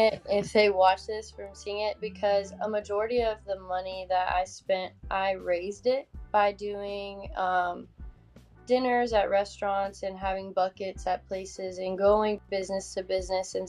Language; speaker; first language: English; native; English